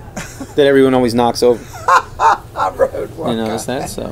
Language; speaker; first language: English; native; English